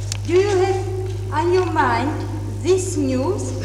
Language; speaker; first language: English; non-native, fluent; Czech